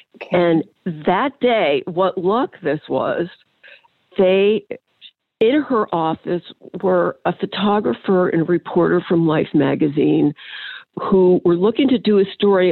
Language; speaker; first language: English; native; English